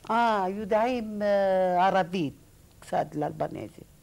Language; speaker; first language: Hebrew; non-native, learner; Arabic